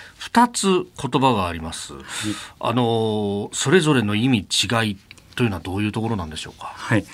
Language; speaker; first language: Japanese; native; Japanese